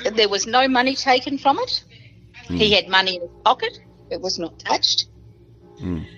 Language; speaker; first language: English; native; English